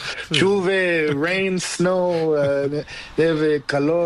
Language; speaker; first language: Spanish; non-native, learner; Portuguese